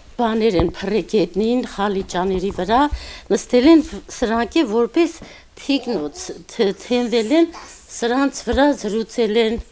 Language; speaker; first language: Armenian; non-native, local second language; Kurdish